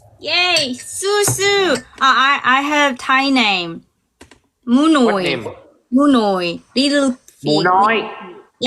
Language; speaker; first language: English; non-native, learner; Korean